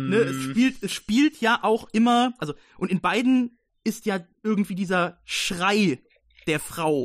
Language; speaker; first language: German; native; German